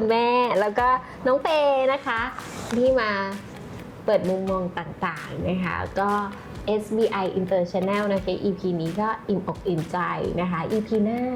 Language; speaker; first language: Thai; native; Thai